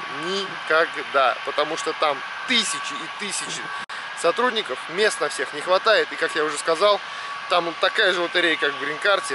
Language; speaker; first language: Russian; native; Russian